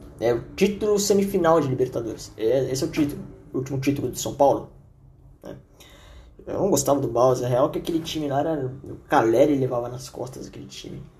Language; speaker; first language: Portuguese; native; Portuguese